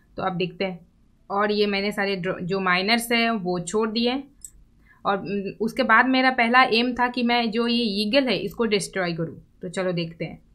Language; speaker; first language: Hindi; non-native, local second language; Bangla